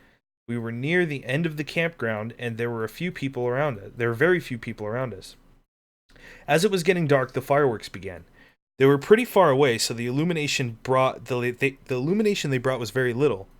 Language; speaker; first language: English; native; English